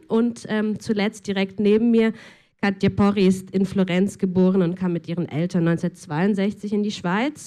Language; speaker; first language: German; native; German